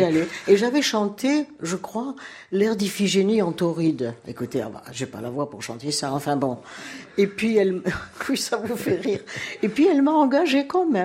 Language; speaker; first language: French; native; French